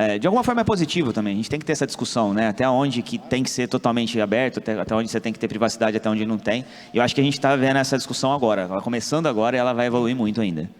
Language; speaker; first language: Portuguese; native; Portuguese